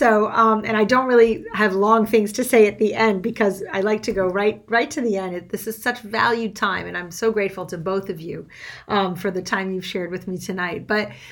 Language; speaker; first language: English; non-native, fluent; French